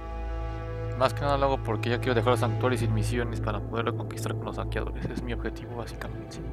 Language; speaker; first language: Spanish; native; Spanish